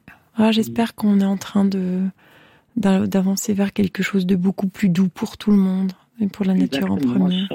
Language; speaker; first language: French; native; French